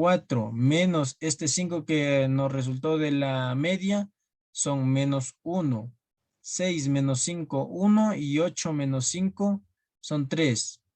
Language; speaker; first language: Spanish; native; Spanish